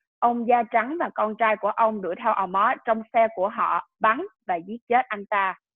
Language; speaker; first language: Vietnamese; early bilingual, heritage; Vietnamese